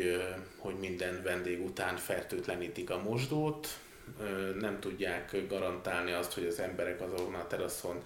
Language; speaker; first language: Hungarian; native; Hungarian